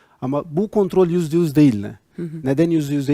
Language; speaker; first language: Turkish; non-native, learner; Portuguese